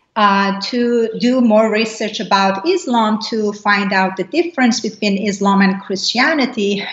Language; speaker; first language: English; non-native, fluent; Persian